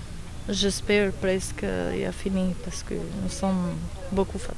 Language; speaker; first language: French; non-native, learner; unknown